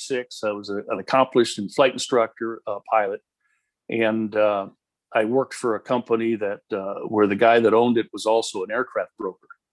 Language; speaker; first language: English; native; English